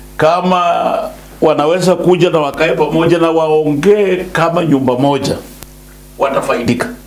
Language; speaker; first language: Swahili; non-native, local second language; Luyia